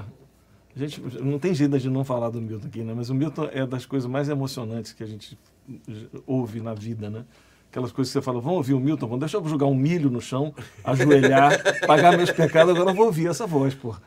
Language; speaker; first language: Portuguese; native; Portuguese